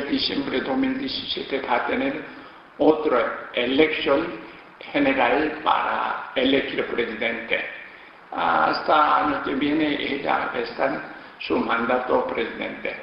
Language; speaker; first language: Spanish; non-native, learner; Korean